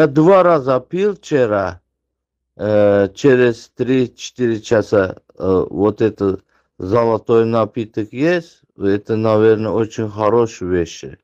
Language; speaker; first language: Russian; non-native, learner; Turkmen